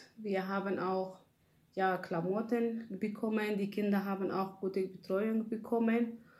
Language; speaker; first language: German; non-native, learner; Arabic